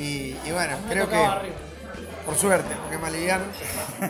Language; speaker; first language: Spanish; native; Spanish